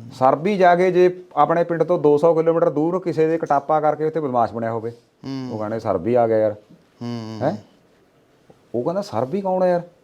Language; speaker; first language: Punjabi; native; Punjabi